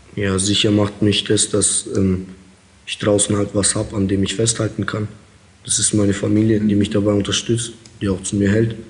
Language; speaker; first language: German; early bilingual, other home language; Russian